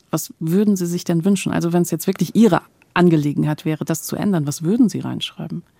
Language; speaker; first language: German; native; German